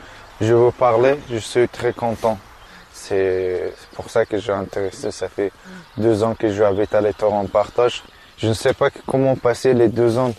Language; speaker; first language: French; non-native, learner; Persian